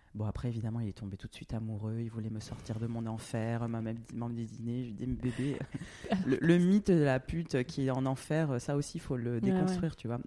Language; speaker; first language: French; native; French